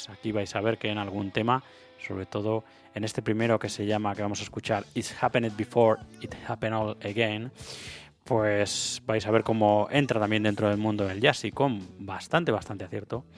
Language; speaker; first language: Spanish; native; Spanish